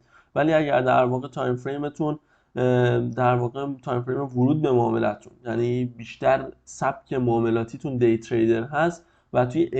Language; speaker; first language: Persian; native; Persian